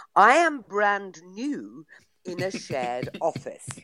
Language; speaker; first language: English; native; English